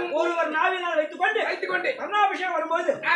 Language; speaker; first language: Tamil; native; Tamil